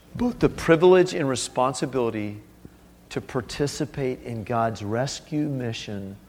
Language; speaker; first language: English; native; English